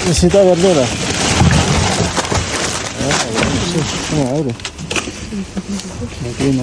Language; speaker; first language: Spanish; non-native, learner; Filipino